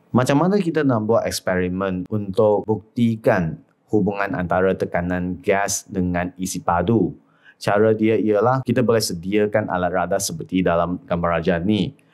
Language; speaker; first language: Malay; non-native, local second language; Chinese